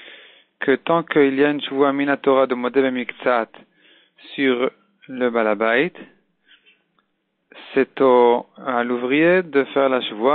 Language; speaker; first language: French; native; French